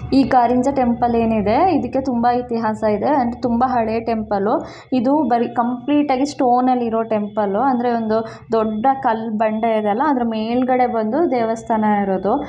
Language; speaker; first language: Kannada; native; Kannada